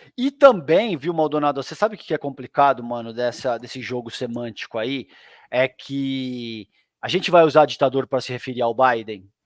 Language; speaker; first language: Portuguese; native; Portuguese